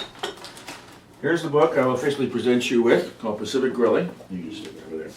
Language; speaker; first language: English; native; English